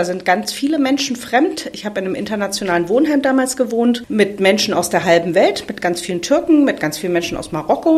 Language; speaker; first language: German; native; German